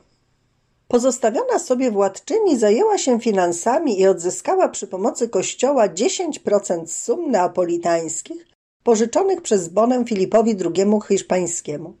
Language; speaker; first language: Polish; native; Polish